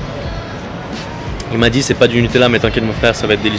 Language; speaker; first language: French; native; French